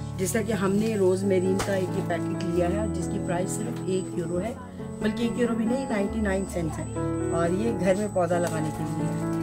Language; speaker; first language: Urdu; native; Urdu